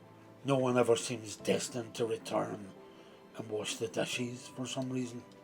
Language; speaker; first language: English; native; English